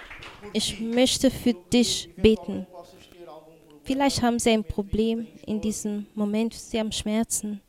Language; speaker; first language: German; non-native, fluent; Portuguese